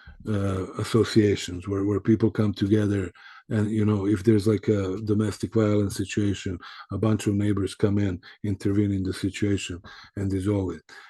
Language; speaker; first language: English; early bilingual, other home language; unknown